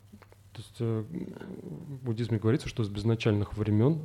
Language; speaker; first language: Russian; native; Russian